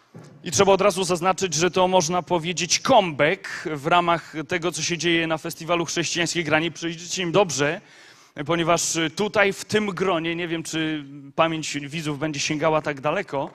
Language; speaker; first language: Polish; native; Polish